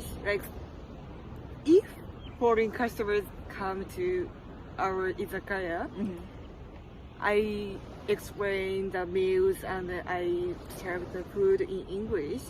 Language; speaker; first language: English; non-native, learner; Japanese